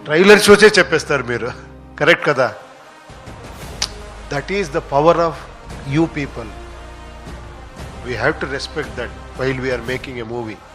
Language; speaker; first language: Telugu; non-native, fluent; Kannada